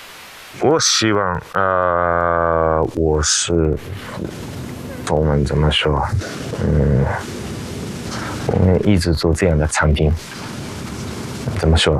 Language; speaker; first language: Chinese; non-native, learner; Japanese